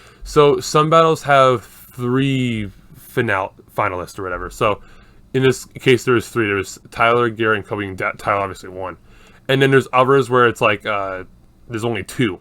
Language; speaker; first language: English; native; English